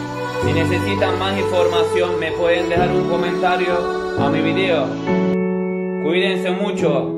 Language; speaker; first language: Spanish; non-native, fluent; Turkish